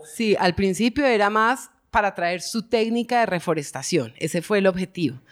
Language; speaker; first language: Spanish; native; Spanish